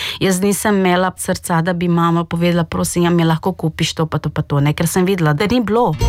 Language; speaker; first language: Slovenian; non-native, fluent; Portuguese